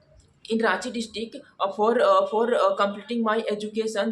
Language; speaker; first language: English; non-native, learner; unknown